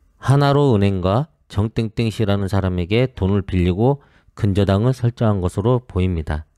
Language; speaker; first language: Korean; native; Korean